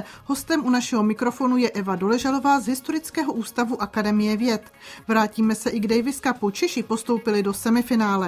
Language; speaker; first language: Czech; native; Czech